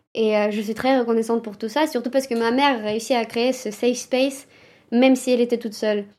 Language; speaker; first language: French; early bilingual, other home language; Romanian